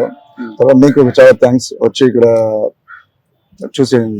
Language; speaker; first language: Telugu; non-native, local second language; Tamil